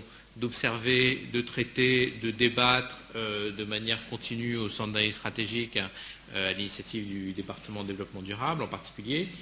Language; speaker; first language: French; native; French